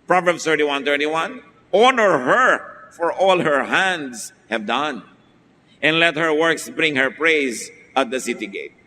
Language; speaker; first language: English; non-native, local second language; Filipino